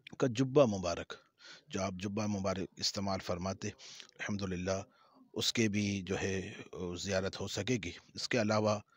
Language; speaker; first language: Urdu; native; Urdu